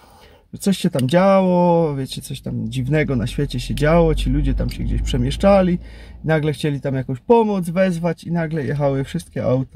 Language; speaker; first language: Polish; native; Polish